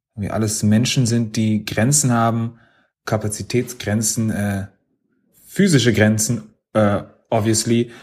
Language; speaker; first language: German; native; German